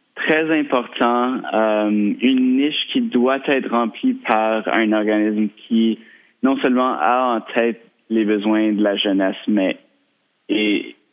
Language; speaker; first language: French; native; French